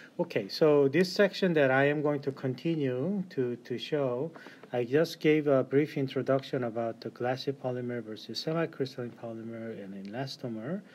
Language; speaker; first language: English; non-native, fluent; Korean